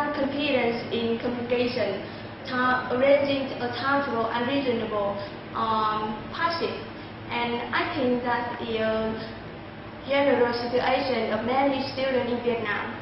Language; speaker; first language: English; non-native, learner; Vietnamese